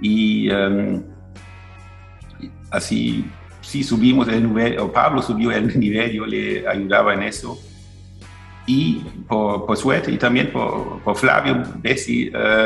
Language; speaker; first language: Spanish; non-native, fluent; German